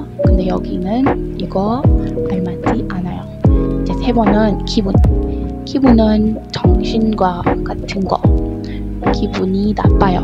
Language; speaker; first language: Korean; non-native, learner; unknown